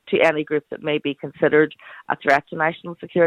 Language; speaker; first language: English; native; English